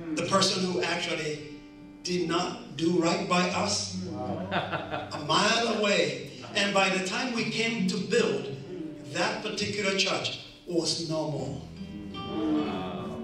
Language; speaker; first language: English; non-native, local second language; Kikuyu